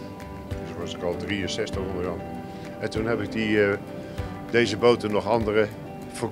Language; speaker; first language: Dutch; native; Dutch